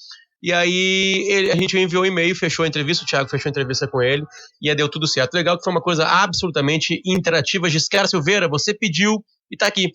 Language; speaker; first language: Portuguese; native; Portuguese